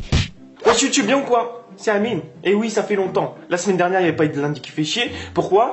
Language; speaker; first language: French; native; French